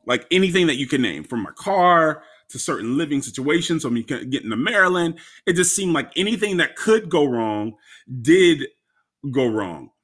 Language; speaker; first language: English; native; English